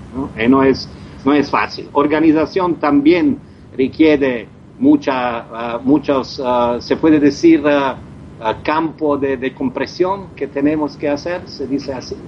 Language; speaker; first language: Spanish; non-native, learner; Croatian